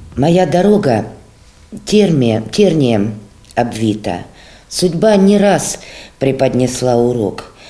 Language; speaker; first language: Russian; native; Russian